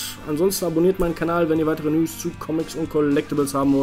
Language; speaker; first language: German; native; German